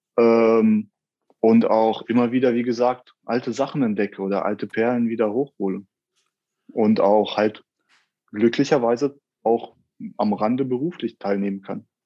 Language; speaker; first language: German; early bilingual, other home language; Russian